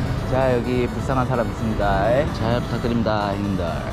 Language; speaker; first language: Korean; native; Korean